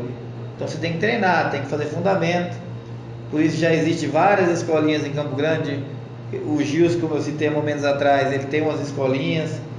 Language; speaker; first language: Portuguese; native; Portuguese